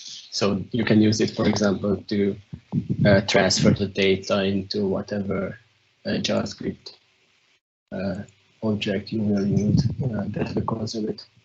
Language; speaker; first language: English; non-native, fluent; Hungarian